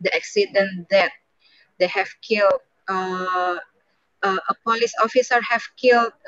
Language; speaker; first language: English; non-native, fluent; Indonesian